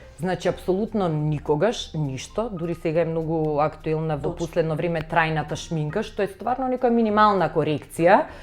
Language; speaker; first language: Macedonian; native; Macedonian